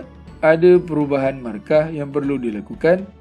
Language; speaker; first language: Malay; native; Malay